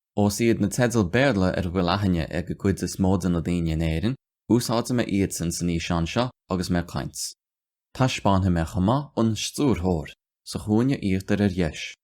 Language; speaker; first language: Irish; non-native, local second language; English